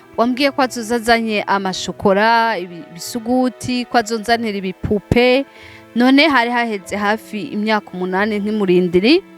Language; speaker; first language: Rundi; non-native, local second language; Swahili